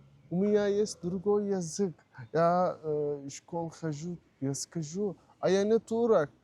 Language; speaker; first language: Russian; non-native, learner; Turkish